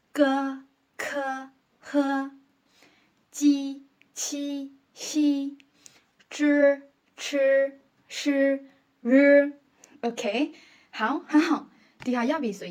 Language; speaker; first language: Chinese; non-native, fluent; Burmese